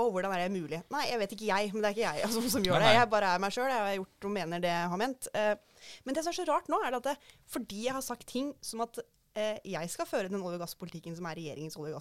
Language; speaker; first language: Norwegian; native; Norwegian